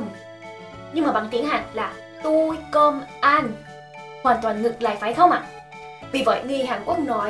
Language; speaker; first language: Vietnamese; non-native, fluent; Korean